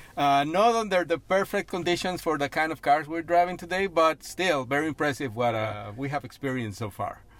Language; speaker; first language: English; non-native, fluent; Spanish